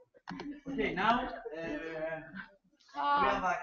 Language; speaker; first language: English; non-native, learner; Spanish